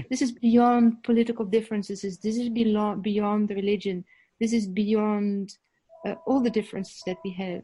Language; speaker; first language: English; non-native, fluent; Dutch